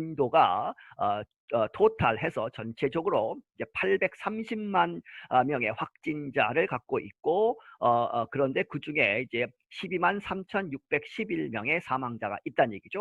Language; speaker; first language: Korean; native; Korean